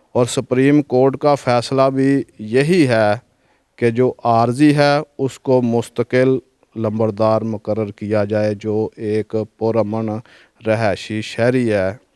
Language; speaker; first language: Urdu; non-native, local second language; Punjabi